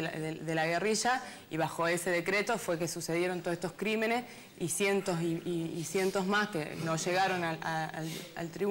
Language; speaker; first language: Spanish; native; Spanish